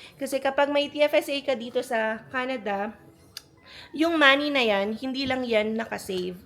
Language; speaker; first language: Filipino; native; Filipino